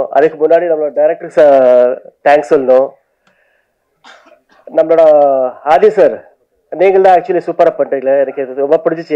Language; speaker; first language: Tamil; non-native, learner; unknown